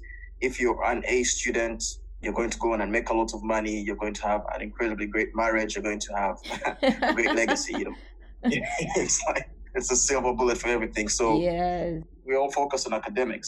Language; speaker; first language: English; non-native, local second language; Ganda